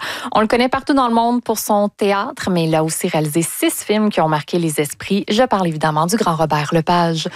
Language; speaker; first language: French; native; French